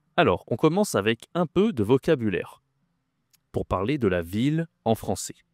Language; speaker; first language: French; native; French